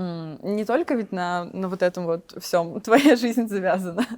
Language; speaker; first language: Russian; native; Russian